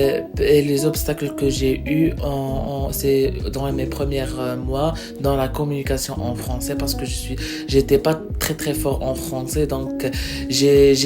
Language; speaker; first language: French; non-native, local second language; Arabic